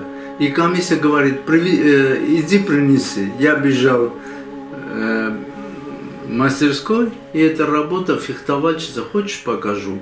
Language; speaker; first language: Russian; non-native, local second language; Armenian